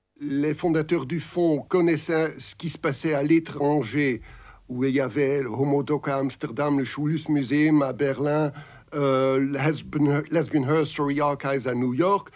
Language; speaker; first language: French; non-native, local second language; Dutch